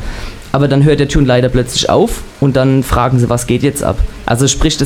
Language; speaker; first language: German; native; German